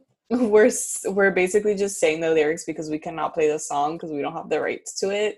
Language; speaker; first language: English; early bilingual, other home language; Spanish